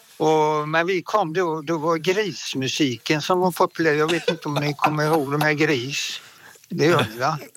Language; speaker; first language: Swedish; native; Swedish